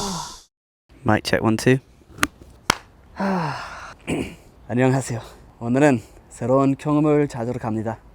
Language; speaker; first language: Korean; non-native, fluent; English